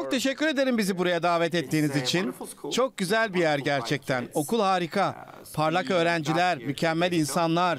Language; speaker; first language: Turkish; native; Turkish